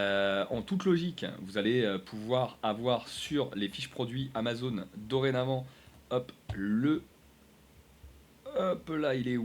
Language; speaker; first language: French; native; French